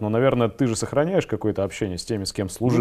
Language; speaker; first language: Russian; native; Russian